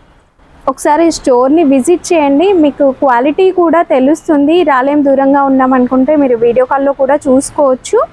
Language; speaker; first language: Telugu; native; Telugu